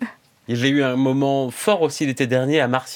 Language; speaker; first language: French; native; French